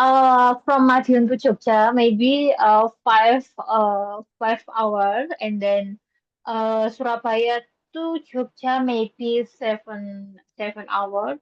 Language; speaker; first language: English; non-native, learner; Indonesian